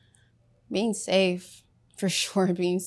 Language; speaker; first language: English; early bilingual, other home language; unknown